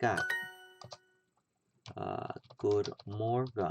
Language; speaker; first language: Swedish; non-native, learner; English